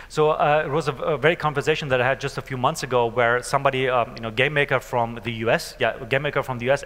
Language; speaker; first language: English; non-native, fluent; German